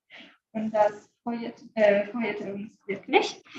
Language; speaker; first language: German; non-native, learner; Italian